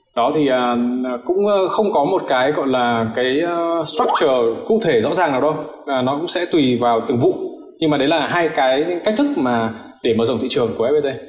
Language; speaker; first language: Vietnamese; early bilingual, heritage; Vietnamese